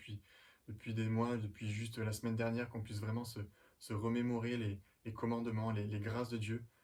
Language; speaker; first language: French; native; French